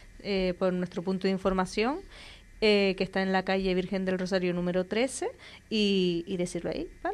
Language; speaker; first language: Spanish; native; Spanish